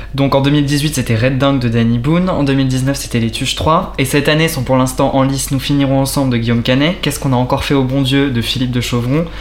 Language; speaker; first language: French; native; French